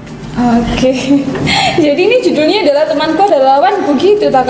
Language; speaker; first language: Indonesian; native; Indonesian